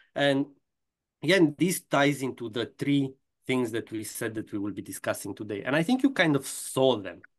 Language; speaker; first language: English; non-native, fluent; Romanian